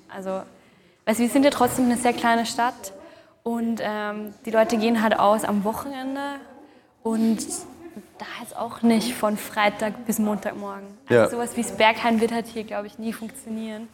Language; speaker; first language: German; native; German